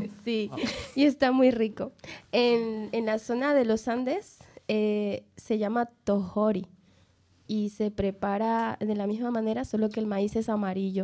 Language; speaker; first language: Spanish; native; Spanish